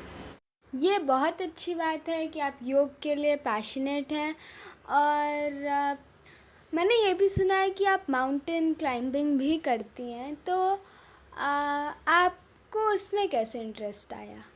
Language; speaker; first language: Hindi; native; Hindi